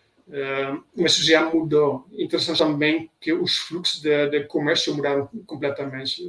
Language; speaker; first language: Portuguese; non-native, fluent; Dutch